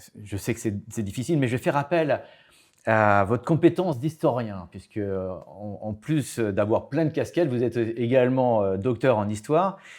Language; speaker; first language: French; native; French